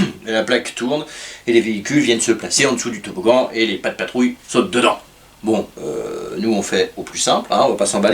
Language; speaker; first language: French; native; French